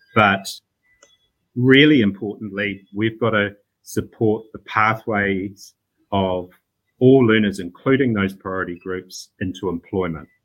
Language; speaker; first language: English; native; English